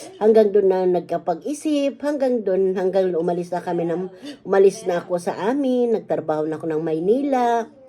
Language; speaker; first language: Filipino; non-native, local second language; Waray